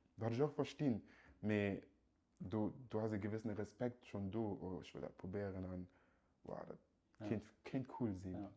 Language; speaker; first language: Luxembourgish; early bilingual, other home language; Yoruba